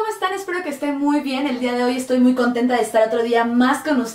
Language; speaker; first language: Spanish; native; Spanish